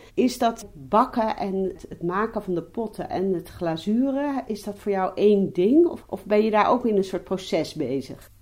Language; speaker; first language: Dutch; native; Dutch